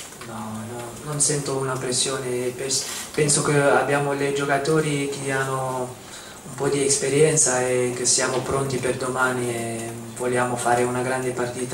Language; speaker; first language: Italian; non-native, fluent; Dutch